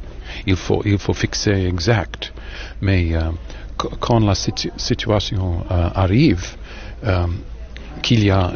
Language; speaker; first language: French; non-native, fluent; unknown